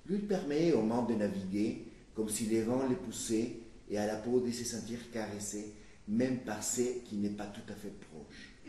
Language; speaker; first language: French; non-native, fluent; Spanish